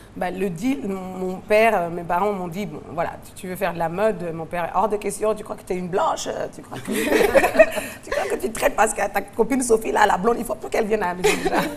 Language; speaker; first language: French; non-native, local second language; Wolof